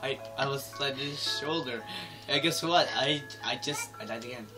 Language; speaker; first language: English; native; English